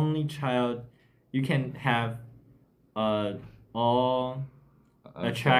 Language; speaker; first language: English; non-native, learner; Chinese